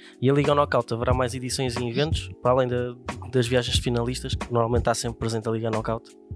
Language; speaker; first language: Portuguese; native; Portuguese